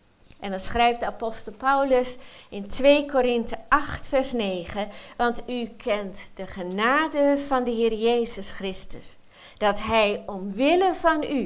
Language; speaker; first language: Dutch; native; Dutch